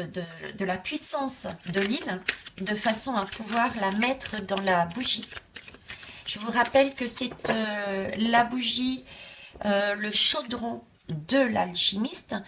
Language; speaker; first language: French; native; French